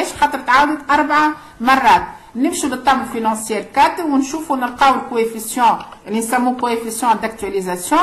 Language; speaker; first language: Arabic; native; Arabic